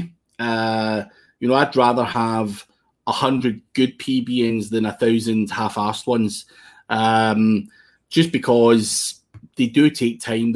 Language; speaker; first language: English; native; English